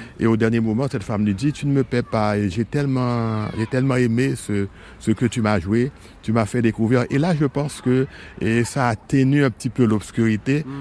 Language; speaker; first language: French; non-native, local second language; Haitian Creole